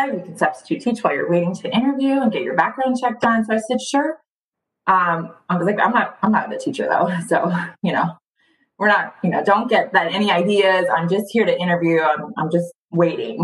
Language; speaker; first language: English; early bilingual, other home language; Spanish